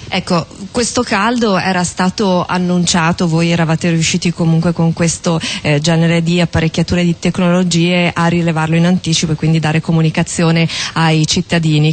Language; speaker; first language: Italian; native; Italian